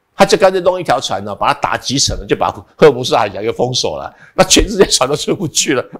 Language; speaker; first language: Chinese; native; Chinese